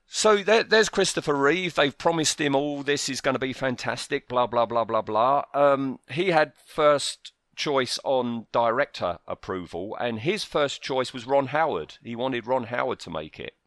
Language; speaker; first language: English; native; English